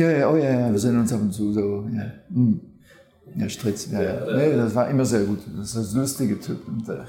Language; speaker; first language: German; non-native, fluent; French